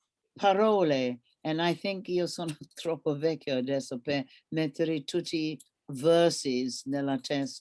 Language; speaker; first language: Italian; non-native, learner; English